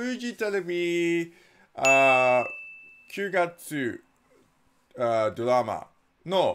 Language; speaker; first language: Japanese; non-native, learner; English